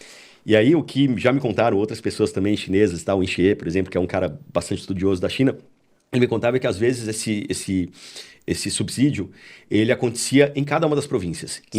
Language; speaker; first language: Portuguese; native; Portuguese